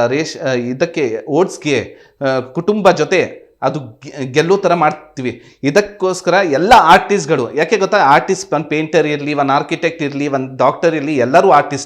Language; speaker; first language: Kannada; non-native, local second language; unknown